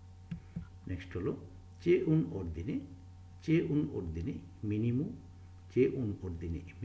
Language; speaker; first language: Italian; non-native, fluent; Bangla